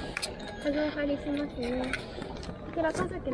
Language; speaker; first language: Japanese; native; Japanese